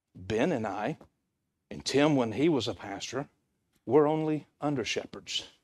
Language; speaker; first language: English; native; English